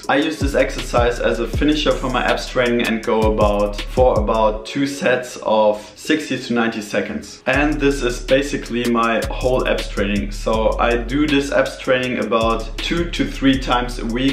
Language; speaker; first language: English; non-native, fluent; German